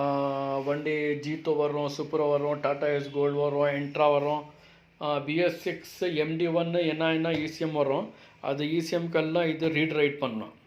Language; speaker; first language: Tamil; non-native, local second language; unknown